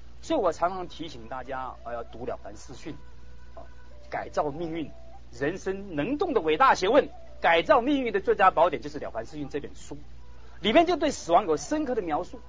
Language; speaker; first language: Chinese; native; Chinese